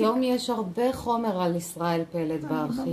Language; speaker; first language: Hebrew; native; Hebrew